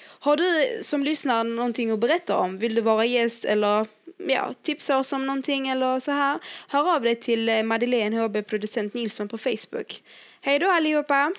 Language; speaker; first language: Swedish; early bilingual, other home language; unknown